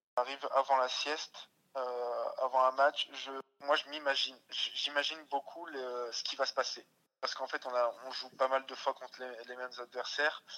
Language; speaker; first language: French; early bilingual, other home language; Russian